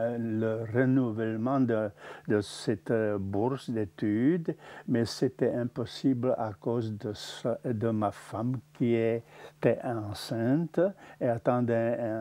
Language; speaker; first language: French; non-native, fluent; Czech